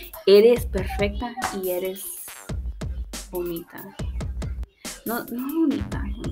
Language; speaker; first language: Spanish; early bilingual, heritage; Spanish